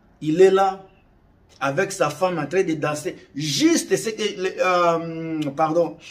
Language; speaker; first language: French; non-native, local second language; Lingala